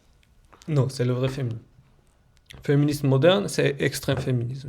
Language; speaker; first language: French; non-native, fluent; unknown